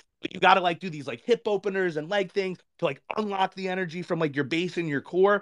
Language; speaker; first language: English; native; English